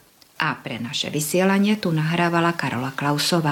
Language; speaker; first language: Slovak; early bilingual, heritage; Slovak